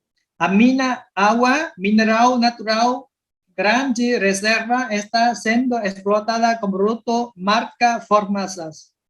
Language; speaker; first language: Spanish; non-native, learner; Vietnamese